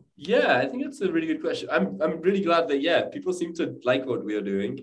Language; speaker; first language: English; native; English